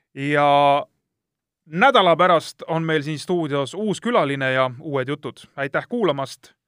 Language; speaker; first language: Estonian; native; Estonian